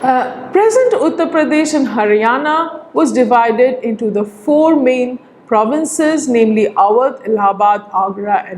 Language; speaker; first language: English; non-native, local second language; Bangla